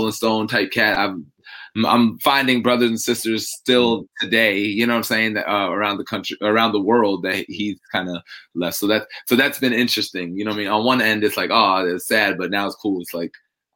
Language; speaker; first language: English; native; English